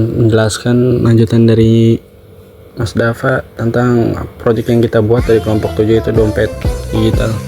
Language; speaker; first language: Indonesian; native; Indonesian